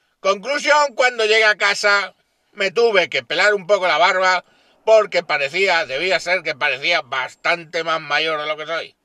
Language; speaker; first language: Spanish; native; Spanish